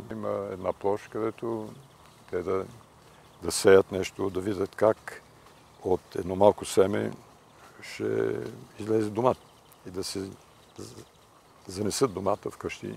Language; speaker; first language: Bulgarian; early bilingual, heritage; Bulgarian